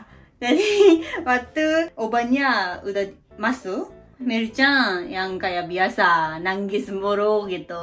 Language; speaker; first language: Indonesian; native; Indonesian